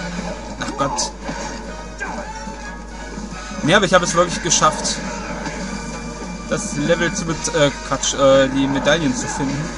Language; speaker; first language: German; native; German